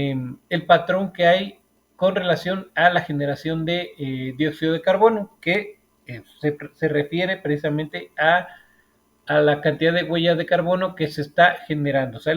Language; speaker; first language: Spanish; native; Spanish